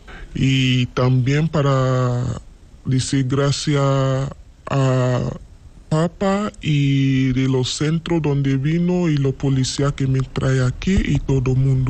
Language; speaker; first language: Spanish; non-native, learner; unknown